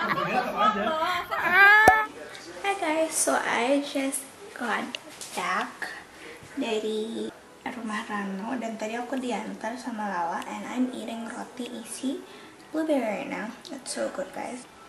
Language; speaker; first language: English; non-native, fluent; Indonesian